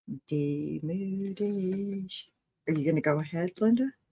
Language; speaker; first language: English; early bilingual, other home language; Pennsylvania German